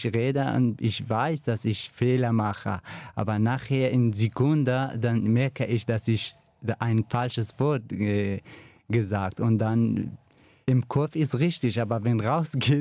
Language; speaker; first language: German; non-native, learner; Kurdish